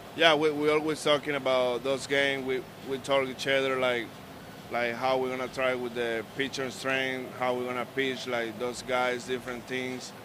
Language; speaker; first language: English; non-native, learner; Spanish